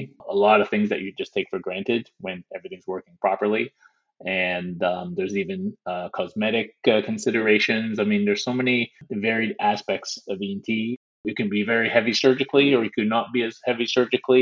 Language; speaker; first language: English; native; English